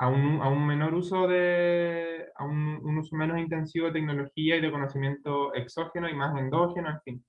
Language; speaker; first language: Spanish; native; Spanish